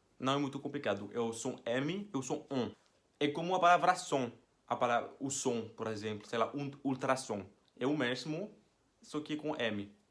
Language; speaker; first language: Portuguese; non-native, fluent; French